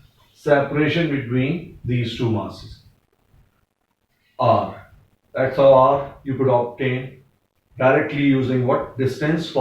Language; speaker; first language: English; non-native, local second language; Hindi